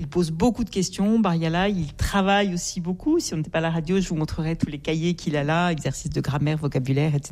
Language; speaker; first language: French; native; French